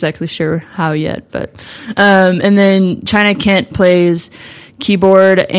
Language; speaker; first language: English; native; English